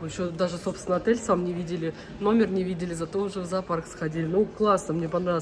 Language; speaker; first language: Russian; native; Russian